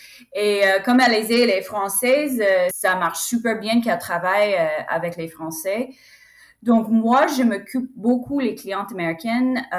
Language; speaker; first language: French; non-native, fluent; English